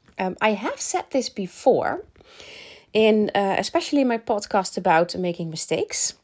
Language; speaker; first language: English; non-native, fluent; Dutch